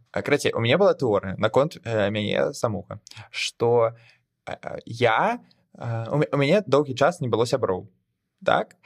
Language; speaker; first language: Belarusian; non-native, local second language; Russian